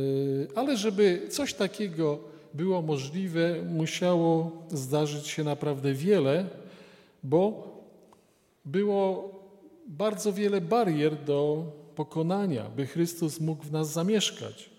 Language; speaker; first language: Polish; native; Polish